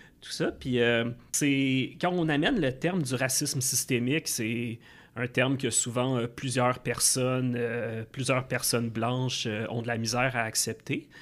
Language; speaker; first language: French; native; French